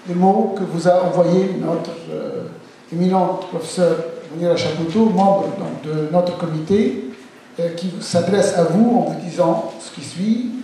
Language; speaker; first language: French; non-native, local second language; Arabic